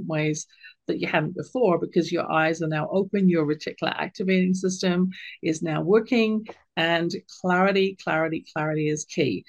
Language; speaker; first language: English; native; English